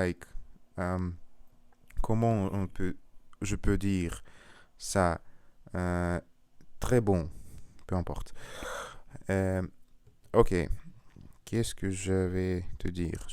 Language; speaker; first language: French; non-native, learner; Russian